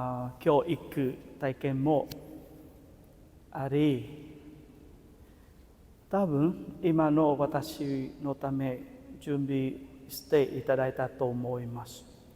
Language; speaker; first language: Japanese; non-native, fluent; Vietnamese